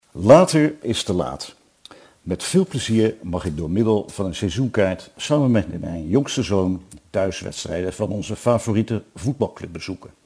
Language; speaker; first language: Dutch; native; Dutch